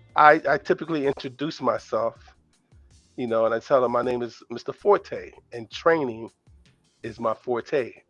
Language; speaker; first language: English; native; English